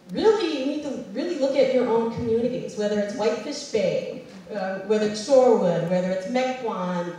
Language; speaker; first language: English; native; English